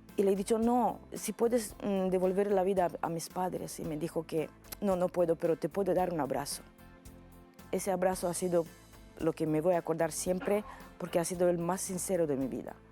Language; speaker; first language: Spanish; non-native, fluent; Romanian